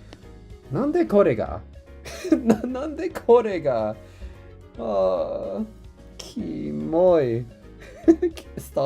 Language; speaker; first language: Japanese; non-native, learner; English